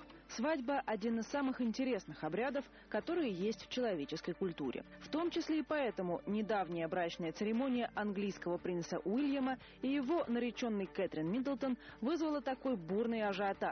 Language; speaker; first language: Russian; native; Russian